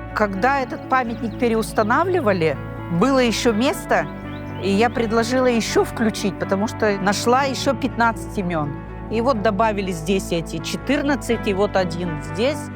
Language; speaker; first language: Russian; non-native, local second language; Gagauz